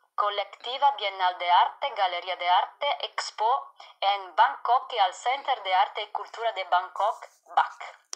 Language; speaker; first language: Spanish; non-native, learner; Italian